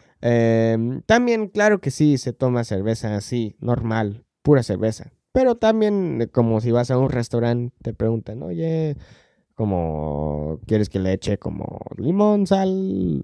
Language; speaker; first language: Spanish; non-native, fluent; English